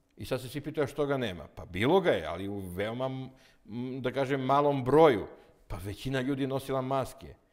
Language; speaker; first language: Serbian; native; Serbian